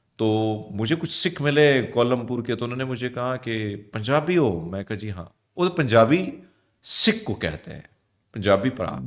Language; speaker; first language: Urdu; non-native, local second language; Punjabi